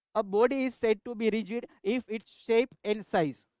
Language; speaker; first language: English; non-native, local second language; Gujarati